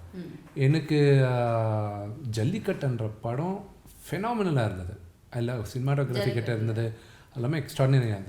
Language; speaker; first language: Tamil; non-native, local second language; Telugu